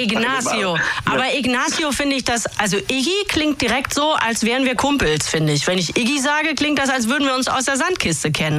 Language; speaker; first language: German; native; German